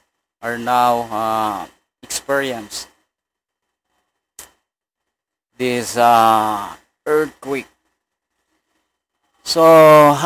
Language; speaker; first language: English; non-native, local second language; Cebuano